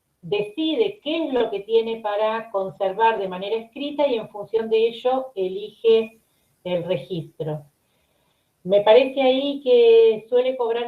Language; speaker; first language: Spanish; native; Spanish